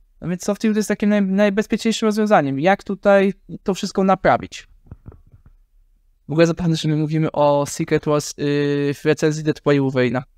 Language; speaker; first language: Polish; native; Polish